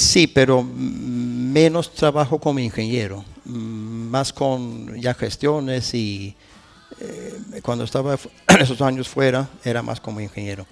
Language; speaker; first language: Spanish; non-native, fluent; Swedish